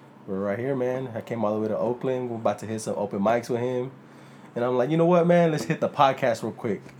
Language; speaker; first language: English; early bilingual, other home language; Spanish